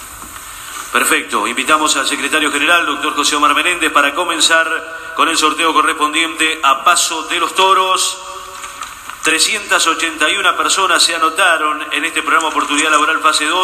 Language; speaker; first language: Spanish; native; Spanish